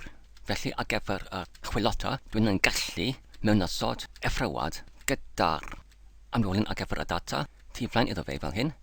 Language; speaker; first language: Welsh; non-native, learner; English